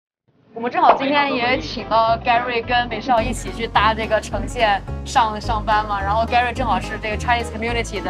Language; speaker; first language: Chinese; native; Chinese